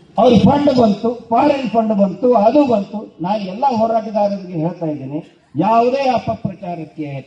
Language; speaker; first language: Kannada; native; Kannada